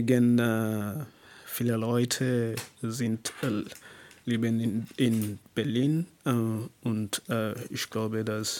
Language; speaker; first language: German; non-native, learner; English